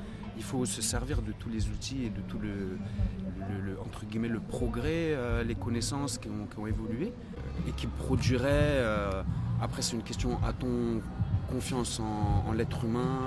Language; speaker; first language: French; native; French